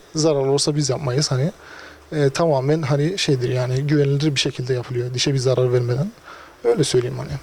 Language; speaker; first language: Turkish; native; Turkish